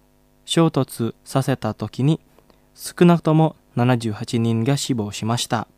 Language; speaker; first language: Japanese; non-native, fluent; Indonesian